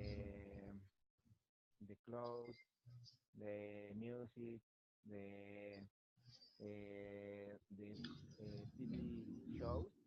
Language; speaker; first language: English; non-native, learner; Spanish